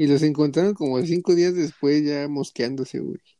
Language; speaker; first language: Spanish; native; Spanish